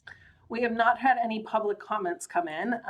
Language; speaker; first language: English; native; English